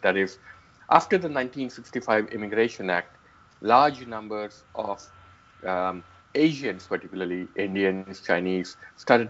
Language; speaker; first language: English; non-native, local second language; Gujarati